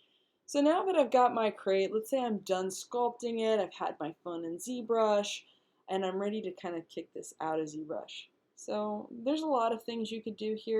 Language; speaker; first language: English; native; English